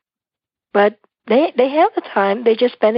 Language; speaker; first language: English; non-native, fluent; Vietnamese